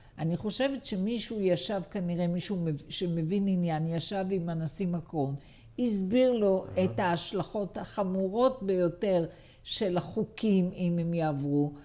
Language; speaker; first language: Hebrew; native; Hebrew